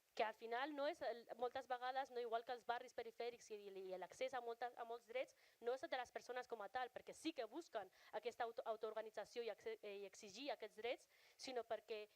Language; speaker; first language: Catalan; non-native, local second language; Spanish